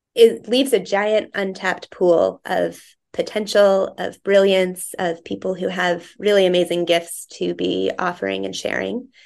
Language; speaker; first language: English; native; English